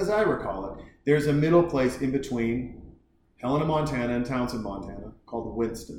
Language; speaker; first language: English; native; English